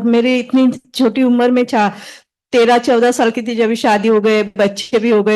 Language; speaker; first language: Hindi; native; Hindi